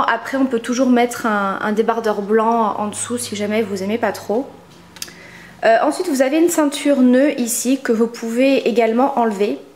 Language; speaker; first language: French; native; French